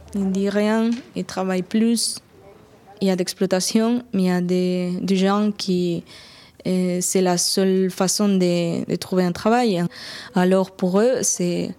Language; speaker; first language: French; non-native, fluent; Spanish